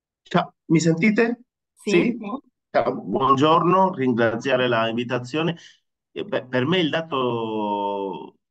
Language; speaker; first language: Italian; non-native, fluent; Spanish